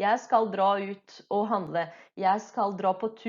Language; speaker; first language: Norwegian; non-native, fluent; Portuguese